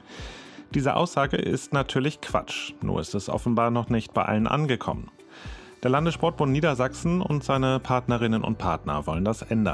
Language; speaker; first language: German; native; German